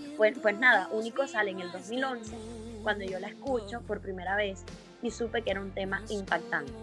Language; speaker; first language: Spanish; native; Spanish